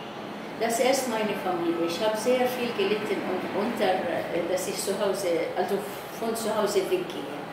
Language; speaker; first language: German; non-native, fluent; Arabic